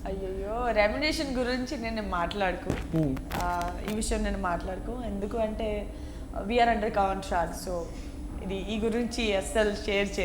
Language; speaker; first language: Telugu; non-native, learner; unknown